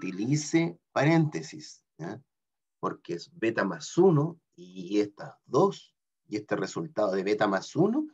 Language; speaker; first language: Spanish; native; Spanish